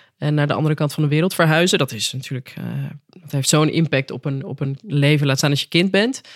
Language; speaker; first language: Dutch; native; Dutch